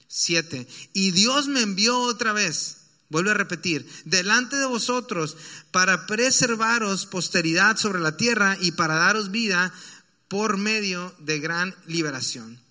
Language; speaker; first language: Spanish; native; Spanish